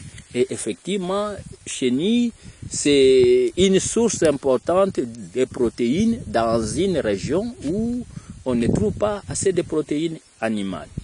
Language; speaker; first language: French; non-native, local second language; Kongo